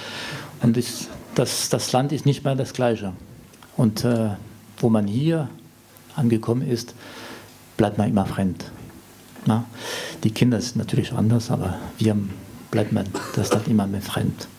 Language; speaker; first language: German; non-native, fluent; French